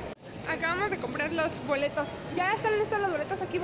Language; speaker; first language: Spanish; native; Spanish